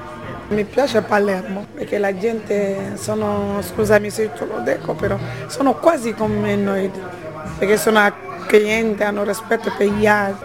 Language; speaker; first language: Italian; non-native, fluent; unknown